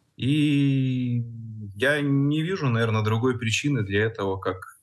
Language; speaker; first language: Russian; native; Russian